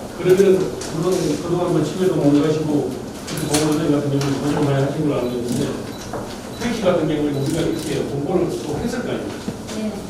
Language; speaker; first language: Korean; native; Korean